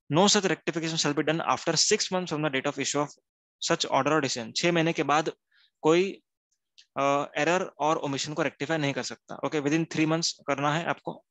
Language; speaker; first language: Hindi; non-native, local second language; Gujarati